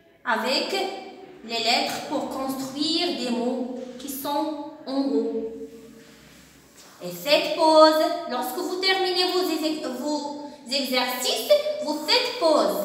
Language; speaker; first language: French; non-native, local second language; Arabic